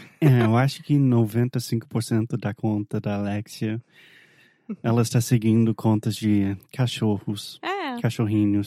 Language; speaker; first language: Portuguese; non-native, fluent; English